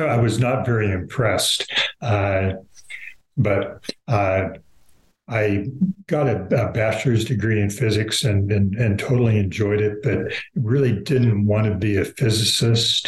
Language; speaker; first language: English; native; English